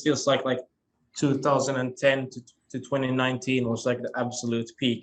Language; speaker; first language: English; non-native, fluent; Swedish